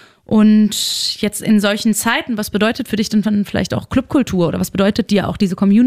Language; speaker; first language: German; native; German